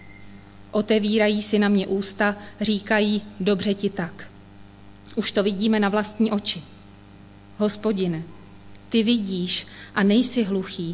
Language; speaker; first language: Czech; native; Czech